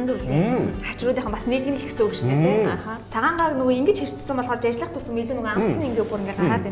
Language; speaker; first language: Mongolian; native; Mongolian